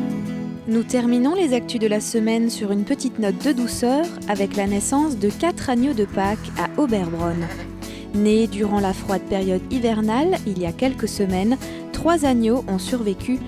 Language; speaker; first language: French; native; French